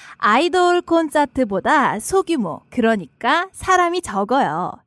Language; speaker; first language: Korean; non-native, learner; Japanese